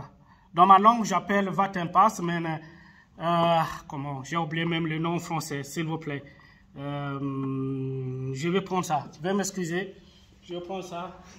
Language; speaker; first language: French; non-native, local second language; Arabic